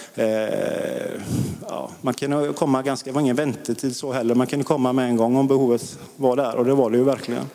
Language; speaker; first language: Swedish; native; Swedish